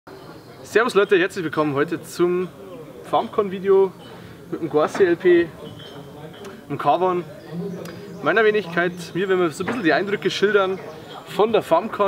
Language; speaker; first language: German; native; German